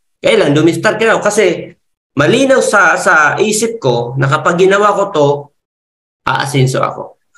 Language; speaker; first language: Filipino; non-native, local second language; Masbatenyo